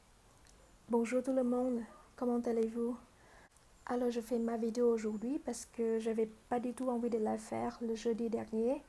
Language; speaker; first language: French; non-native, fluent; Vietnamese